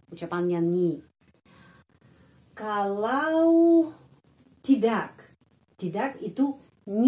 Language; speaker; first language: Indonesian; non-native, fluent; Russian